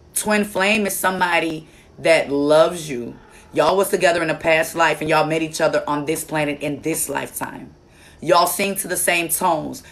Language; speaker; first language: English; native; English